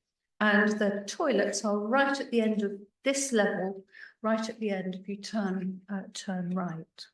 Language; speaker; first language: English; native; English